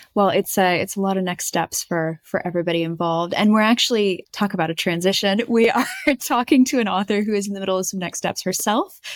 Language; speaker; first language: English; native; English